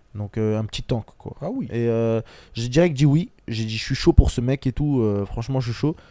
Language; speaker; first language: French; early bilingual, other home language; Chechen